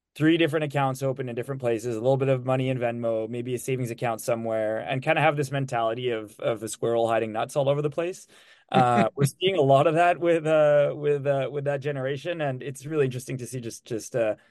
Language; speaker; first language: English; non-native, fluent; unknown